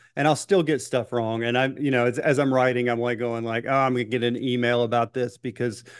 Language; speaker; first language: English; native; English